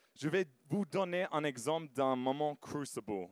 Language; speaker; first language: French; non-native, fluent; English